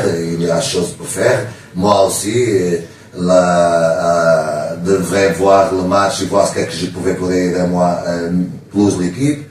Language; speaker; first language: French; non-native, learner; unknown